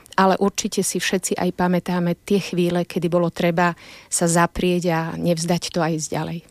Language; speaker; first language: Slovak; native; Slovak